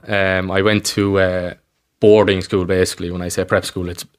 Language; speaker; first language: English; native; English